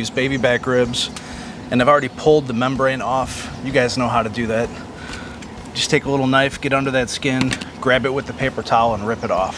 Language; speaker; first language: English; native; English